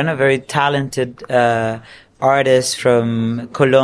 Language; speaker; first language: English; non-native, fluent; Spanish